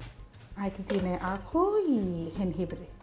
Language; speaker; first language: Spanish; non-native, learner; Bangla